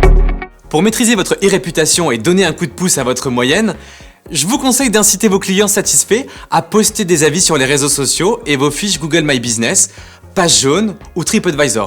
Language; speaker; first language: French; native; French